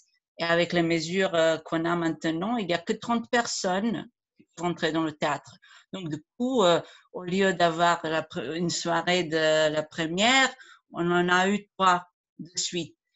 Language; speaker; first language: French; non-native, fluent; Croatian